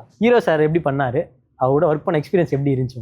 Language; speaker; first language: Tamil; native; Tamil